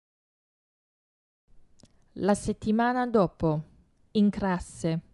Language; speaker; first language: Italian; non-native, fluent; Chinese